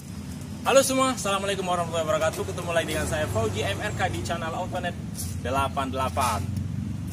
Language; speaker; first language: Indonesian; native; Indonesian